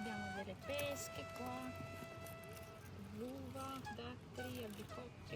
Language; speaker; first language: Italian; non-native, learner; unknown